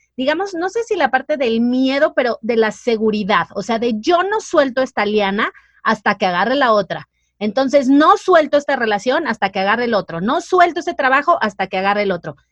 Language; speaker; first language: Spanish; native; Spanish